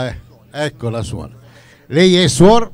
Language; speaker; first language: Italian; native; Italian